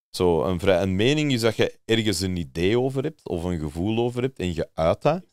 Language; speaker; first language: Dutch; non-native, fluent; English